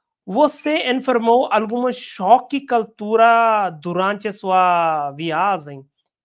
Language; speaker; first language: Portuguese; non-native, learner; Hindi